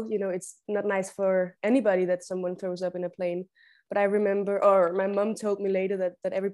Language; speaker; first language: English; non-native, fluent; Danish